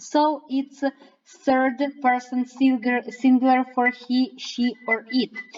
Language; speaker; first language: English; non-native, fluent; Ukrainian